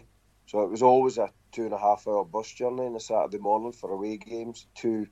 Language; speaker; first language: English; native; English